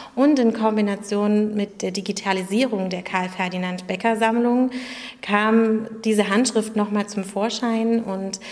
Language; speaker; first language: German; native; German